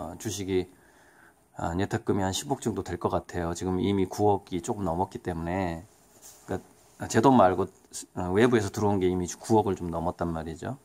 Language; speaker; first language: Korean; native; Korean